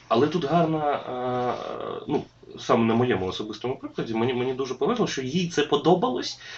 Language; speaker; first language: Ukrainian; non-native, local second language; Russian